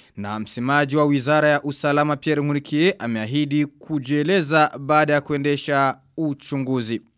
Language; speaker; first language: Swahili; non-native, local second language; Rundi